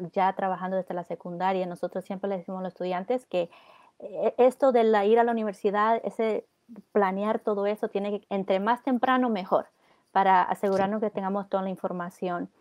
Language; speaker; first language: Spanish; early bilingual, heritage; Spanish